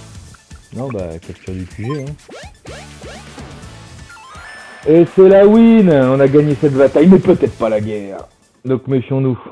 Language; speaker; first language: French; native; French